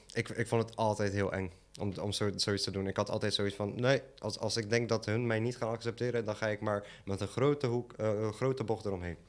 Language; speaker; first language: Dutch; early bilingual, other home language; Polish